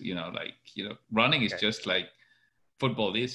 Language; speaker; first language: English; non-native, local second language; Kalenjin